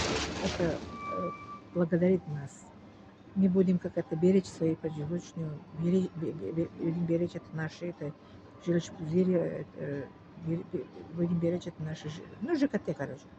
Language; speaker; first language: Russian; non-native, fluent; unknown